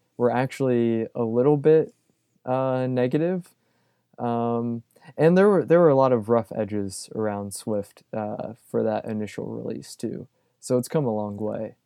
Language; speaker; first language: English; native; English